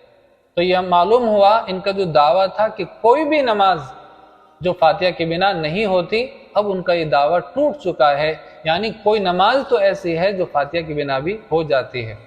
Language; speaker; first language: Urdu; native; Urdu